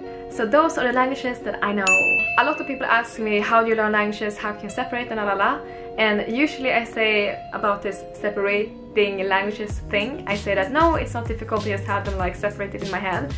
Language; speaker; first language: English; non-native, fluent; Swedish